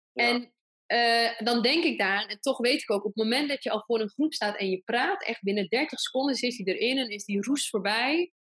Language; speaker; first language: Dutch; early bilingual, other home language; Persian